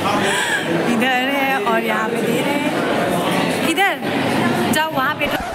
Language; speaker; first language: Hindi; non-native, local second language; Assamese